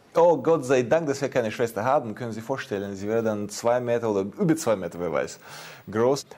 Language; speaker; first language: German; non-native, fluent; Ukrainian